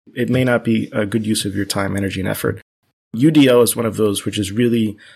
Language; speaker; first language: English; early bilingual, other home language; Spanish